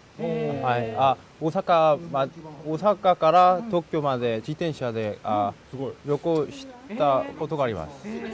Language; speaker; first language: Japanese; non-native, learner; Korean